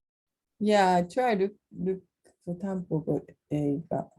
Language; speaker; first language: English; non-native, learner; Japanese